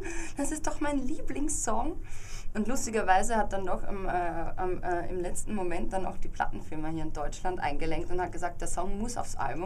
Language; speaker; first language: German; native; German